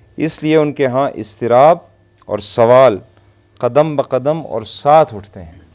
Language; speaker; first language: Urdu; non-native, local second language; Persian